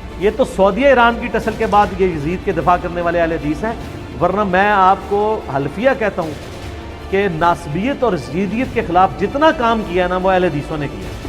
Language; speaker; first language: Urdu; native; Urdu